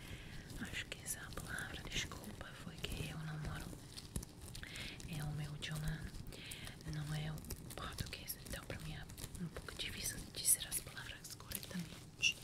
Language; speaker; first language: Portuguese; non-native, fluent; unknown